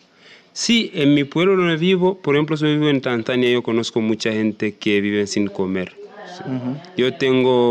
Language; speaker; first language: Spanish; non-native, learner; Masai